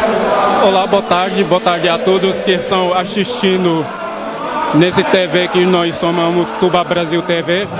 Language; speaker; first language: Portuguese; non-native, fluent; Wolof